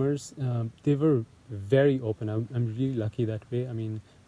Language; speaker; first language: English; non-native, local second language; Hindi